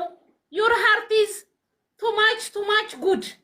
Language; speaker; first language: English; non-native, learner; Amharic